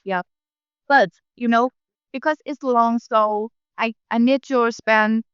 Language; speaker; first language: English; non-native, learner; Vietnamese